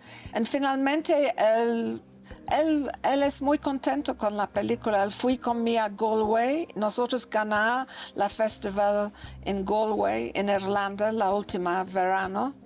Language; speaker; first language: Spanish; non-native, learner; English